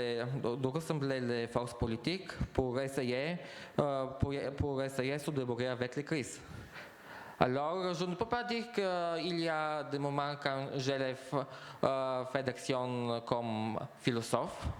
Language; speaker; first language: French; non-native, fluent; Bulgarian